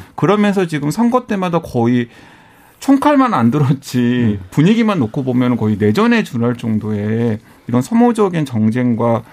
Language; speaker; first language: Korean; native; Korean